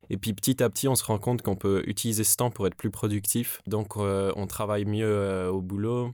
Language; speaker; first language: French; native; French